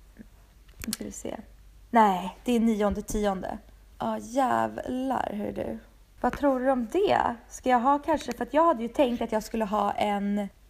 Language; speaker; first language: Swedish; early bilingual, other home language; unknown